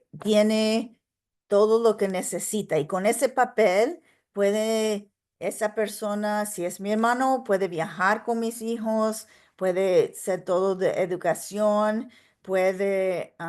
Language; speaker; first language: Spanish; non-native, local second language; English